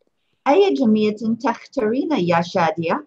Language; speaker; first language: Arabic; non-native, fluent; English